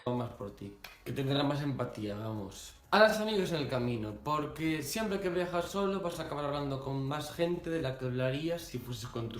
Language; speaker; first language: Spanish; native; Spanish